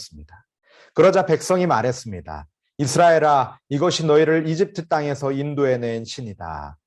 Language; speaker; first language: Korean; native; Korean